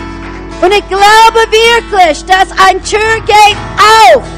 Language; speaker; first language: German; non-native, fluent; English